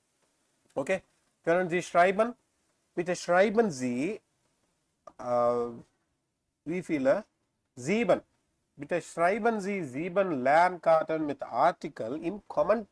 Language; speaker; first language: German; non-native, learner; Tamil